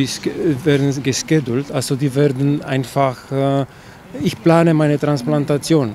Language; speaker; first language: German; non-native, fluent; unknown